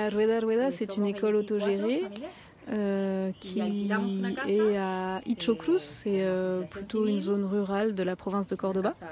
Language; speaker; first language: French; native; French